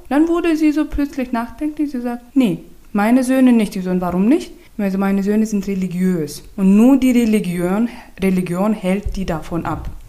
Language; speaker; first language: German; non-native, fluent; Turkmen